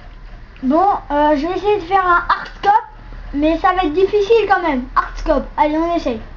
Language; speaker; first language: French; native; French